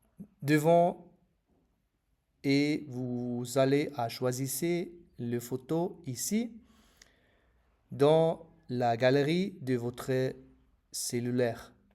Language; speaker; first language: French; non-native, fluent; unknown